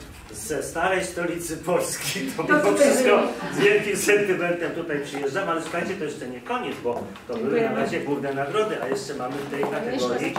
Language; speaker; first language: Polish; native; Polish